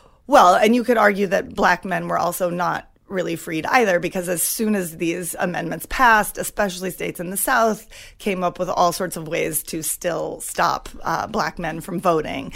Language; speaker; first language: English; native; English